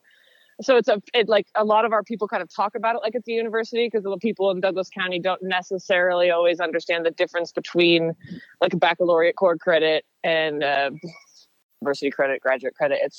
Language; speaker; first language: English; native; English